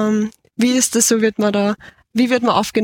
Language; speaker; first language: German; native; German